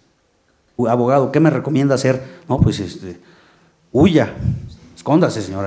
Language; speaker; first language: Spanish; native; Spanish